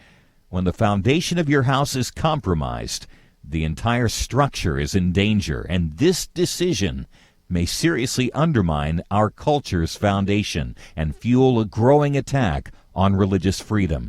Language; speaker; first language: English; native; English